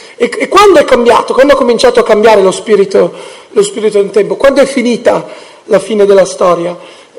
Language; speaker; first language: Italian; early bilingual, heritage; Italian